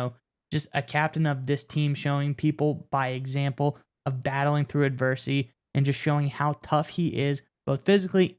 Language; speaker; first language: English; native; English